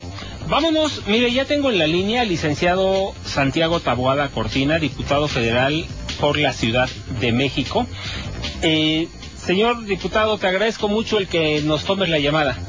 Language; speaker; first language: Spanish; native; Spanish